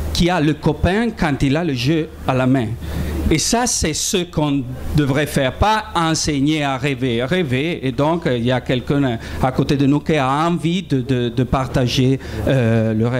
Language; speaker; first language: French; non-native, fluent; Italian